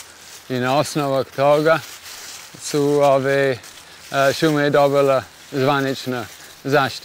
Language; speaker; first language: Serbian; non-native, fluent; English